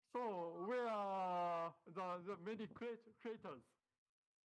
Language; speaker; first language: English; non-native, learner; Japanese